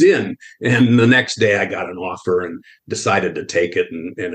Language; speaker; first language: English; native; English